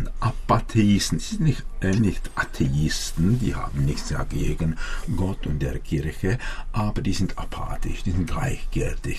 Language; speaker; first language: German; non-native, fluent; Czech